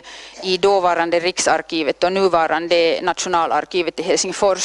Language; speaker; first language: Swedish; non-native, local second language; Finnish